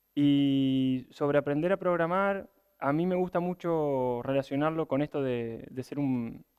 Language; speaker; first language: Spanish; native; Spanish